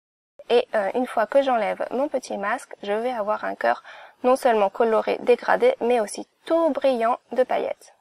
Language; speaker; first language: French; native; French